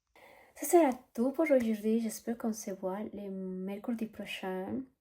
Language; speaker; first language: French; non-native, learner; Spanish